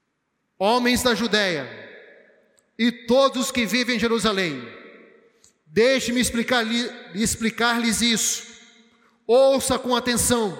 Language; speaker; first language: Portuguese; native; Portuguese